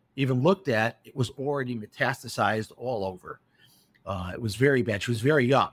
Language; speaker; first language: English; native; English